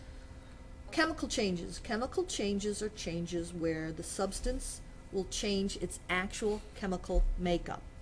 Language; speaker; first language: English; native; English